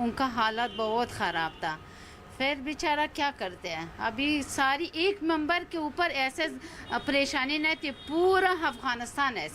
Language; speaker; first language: Hindi; non-native, learner; Persian